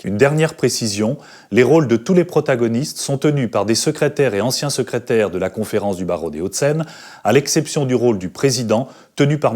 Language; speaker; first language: French; native; French